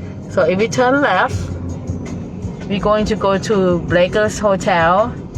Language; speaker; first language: English; non-native, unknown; Thai